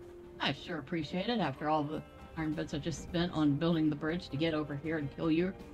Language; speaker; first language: English; native; English